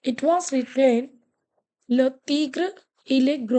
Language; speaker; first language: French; non-native, fluent; Hindi